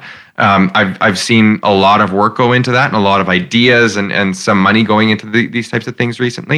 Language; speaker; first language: English; native; English